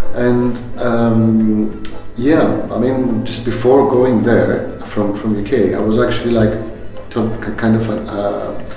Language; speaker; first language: English; non-native, fluent; Greek